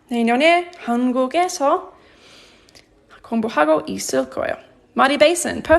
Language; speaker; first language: Korean; non-native, fluent; English